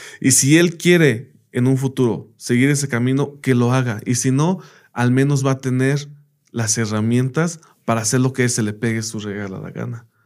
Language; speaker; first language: Spanish; early bilingual, heritage; Spanish